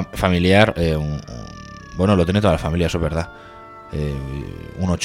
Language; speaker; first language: Spanish; native; Spanish